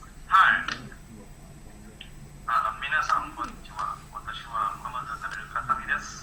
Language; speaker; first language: Japanese; non-native, learner; Indonesian